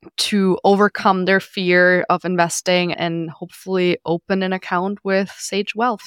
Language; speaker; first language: English; non-native, fluent; German